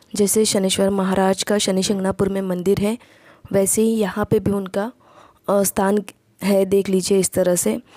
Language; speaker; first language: Hindi; non-native, local second language; Marathi